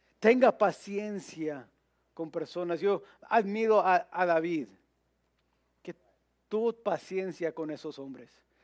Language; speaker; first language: Spanish; early bilingual, heritage; Spanish